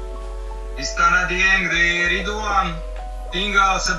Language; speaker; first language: Indonesian; non-native, learner; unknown